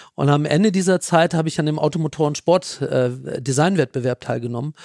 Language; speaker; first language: German; native; German